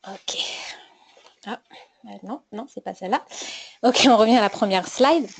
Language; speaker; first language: French; native; French